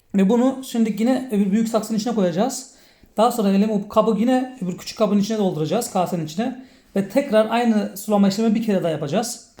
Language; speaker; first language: Turkish; native; Turkish